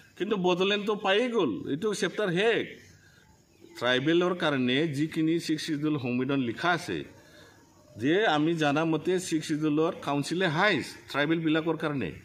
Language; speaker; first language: Assamese; non-native, local second language; Bodo